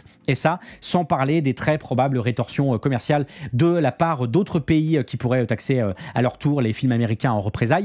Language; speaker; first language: French; native; French